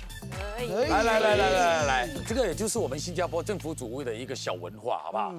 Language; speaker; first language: Chinese; native; Chinese